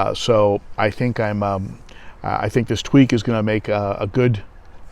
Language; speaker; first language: English; native; English